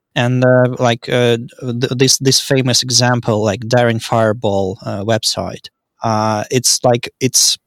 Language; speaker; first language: English; non-native, fluent; Russian